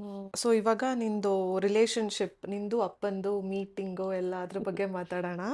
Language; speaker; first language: Kannada; native; Kannada